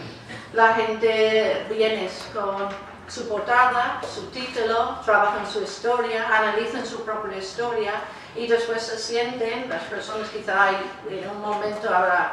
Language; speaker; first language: Spanish; non-native, fluent; English